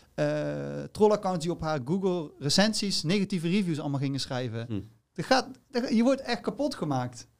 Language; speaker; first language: Dutch; native; Dutch